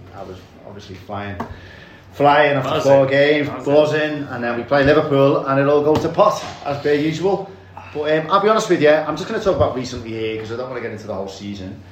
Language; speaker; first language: English; native; English